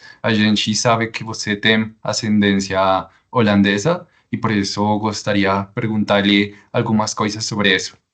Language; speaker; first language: Portuguese; non-native, fluent; Spanish